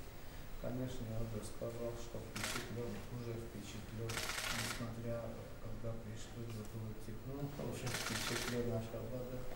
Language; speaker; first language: Russian; non-native, local second language; Armenian